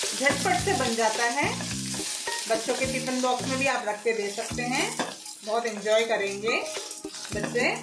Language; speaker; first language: Hindi; non-native, local second language; Tamil